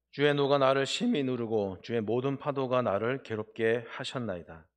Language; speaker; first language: Korean; native; Korean